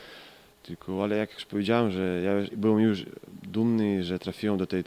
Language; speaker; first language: Polish; non-native, fluent; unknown